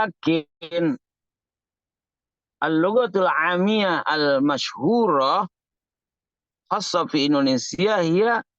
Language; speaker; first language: Arabic; non-native, fluent; Indonesian